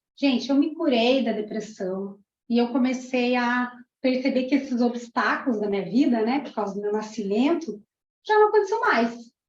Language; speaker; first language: Portuguese; early bilingual, other home language; Spanish